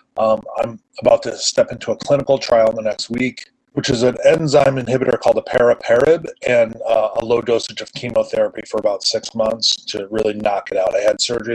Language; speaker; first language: English; native; English